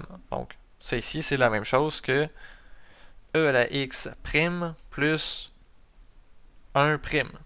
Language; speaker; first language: French; native; French